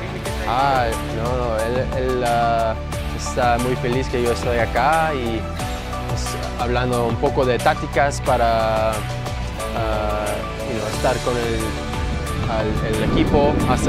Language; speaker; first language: Spanish; early bilingual, heritage; English